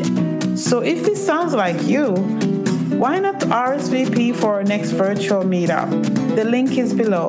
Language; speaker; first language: English; native; English